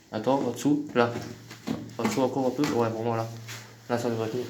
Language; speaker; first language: French; native; French